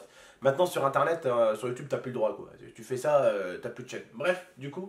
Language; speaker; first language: French; native; French